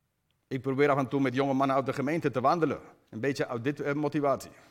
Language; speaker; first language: Dutch; non-native, fluent; English